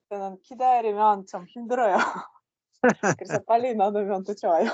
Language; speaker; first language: Korean; non-native, learner; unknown